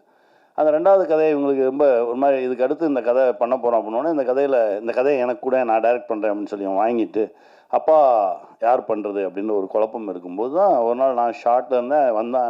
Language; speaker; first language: Tamil; native; Tamil